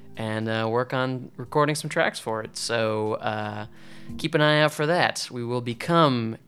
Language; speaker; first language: English; native; English